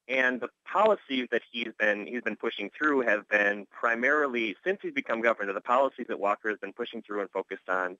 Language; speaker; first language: English; native; English